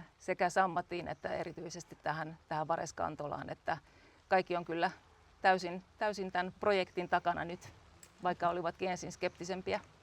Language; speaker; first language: Finnish; native; Finnish